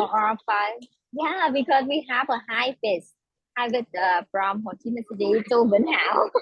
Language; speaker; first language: English; non-native, learner; Vietnamese